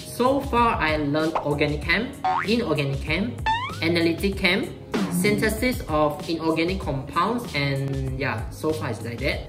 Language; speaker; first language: English; non-native, local second language; Chinese